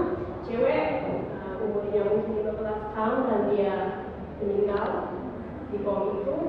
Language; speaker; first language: Indonesian; non-native, fluent; English